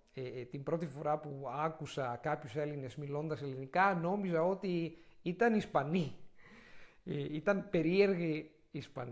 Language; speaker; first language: Greek; non-native, fluent; Italian